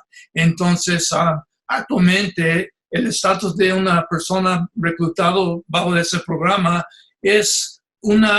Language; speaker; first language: Spanish; non-native, fluent; English